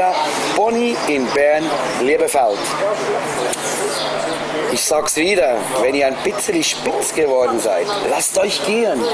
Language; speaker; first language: German; native; German